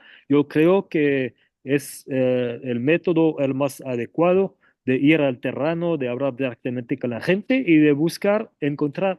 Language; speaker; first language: Spanish; non-native, fluent; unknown